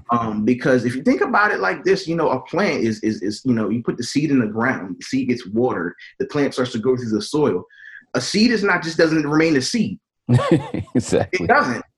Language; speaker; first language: English; native; English